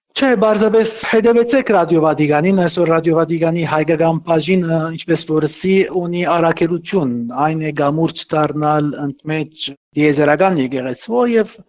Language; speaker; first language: Armenian; early bilingual, heritage; Armenian